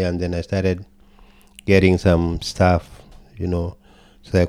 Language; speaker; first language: English; non-native, local second language; Gusii